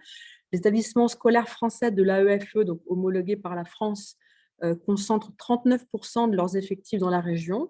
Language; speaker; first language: French; native; French